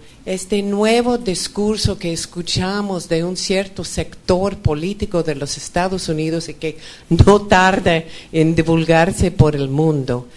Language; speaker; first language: Spanish; non-native, fluent; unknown